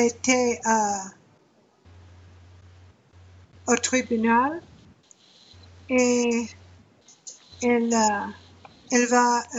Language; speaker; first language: French; non-native, learner; English